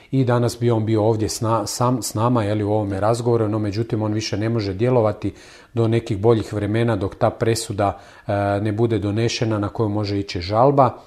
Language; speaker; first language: Croatian; native; Croatian